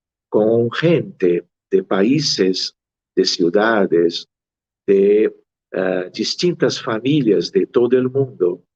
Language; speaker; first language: Spanish; non-native, fluent; Portuguese